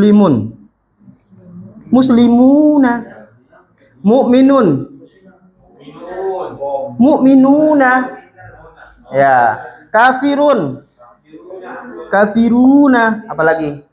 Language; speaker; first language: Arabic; non-native, fluent; Indonesian